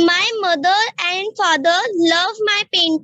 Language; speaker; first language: English; non-native, learner; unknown